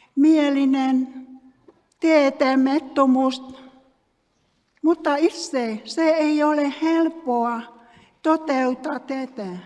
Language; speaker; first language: Finnish; non-native, learner; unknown